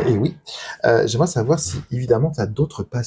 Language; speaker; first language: French; native; French